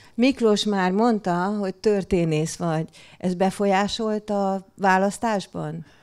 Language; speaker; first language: Hungarian; native; Hungarian